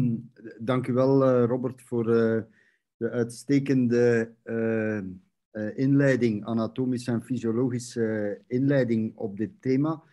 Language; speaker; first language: Dutch; native; Dutch